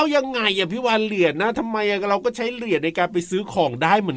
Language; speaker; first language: Thai; native; Thai